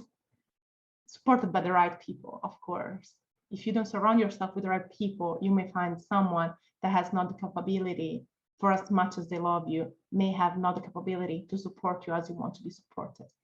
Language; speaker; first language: English; non-native, fluent; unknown